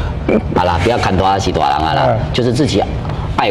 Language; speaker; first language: Chinese; native; Chinese